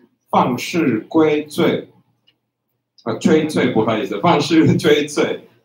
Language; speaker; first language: Chinese; non-native, fluent; Spanish